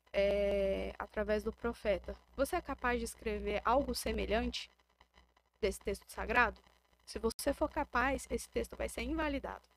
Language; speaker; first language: Portuguese; native; Portuguese